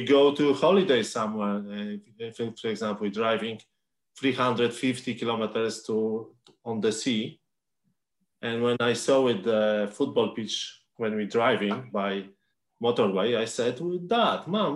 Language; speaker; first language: English; non-native, learner; Polish